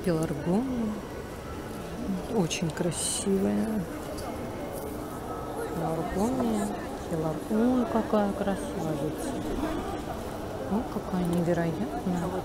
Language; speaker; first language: Russian; native; Russian